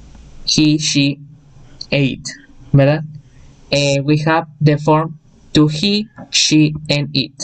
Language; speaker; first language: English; non-native, fluent; Spanish